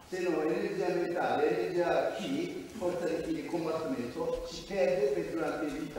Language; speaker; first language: Italian; non-native, learner; Japanese